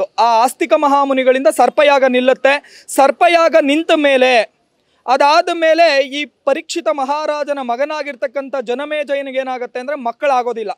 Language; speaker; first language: Kannada; native; Kannada